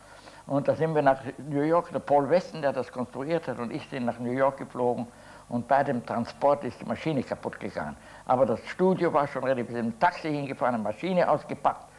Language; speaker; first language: German; native; German